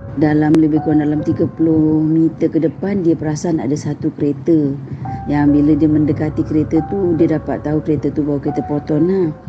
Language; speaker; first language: Malay; native; Malay